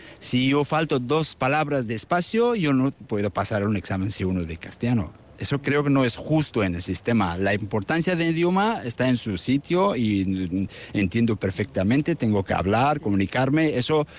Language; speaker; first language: Spanish; non-native, fluent; Persian